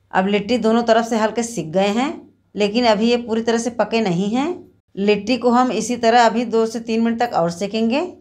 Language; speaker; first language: Hindi; native; Hindi